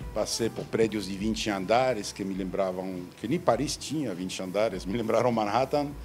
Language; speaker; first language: Portuguese; non-native, fluent; French